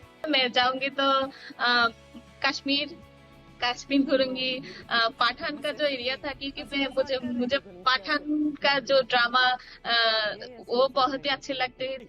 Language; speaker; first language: Hindi; non-native, learner; Bangla